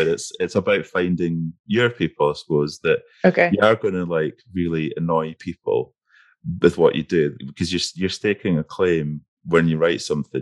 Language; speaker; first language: English; native; English